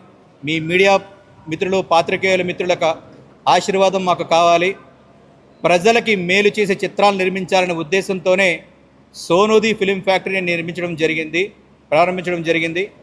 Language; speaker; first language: Telugu; native; Telugu